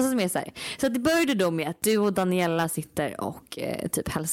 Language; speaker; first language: Swedish; native; Swedish